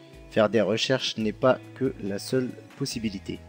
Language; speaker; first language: French; native; French